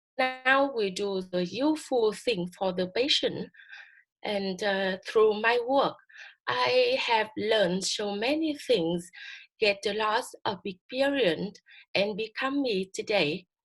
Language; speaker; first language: English; non-native, learner; Vietnamese